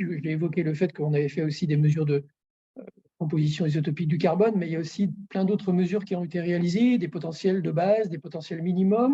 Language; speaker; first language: French; native; French